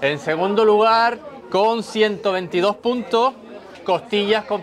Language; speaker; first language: Spanish; native; Spanish